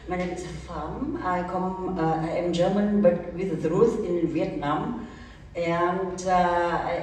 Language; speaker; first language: English; early bilingual, other home language; German